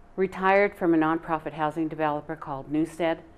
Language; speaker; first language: English; native; English